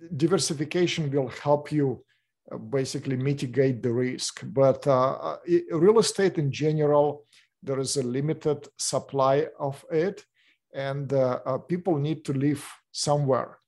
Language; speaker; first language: English; non-native, fluent; Russian